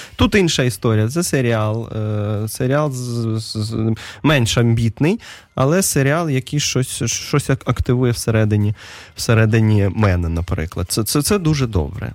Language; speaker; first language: Ukrainian; native; Ukrainian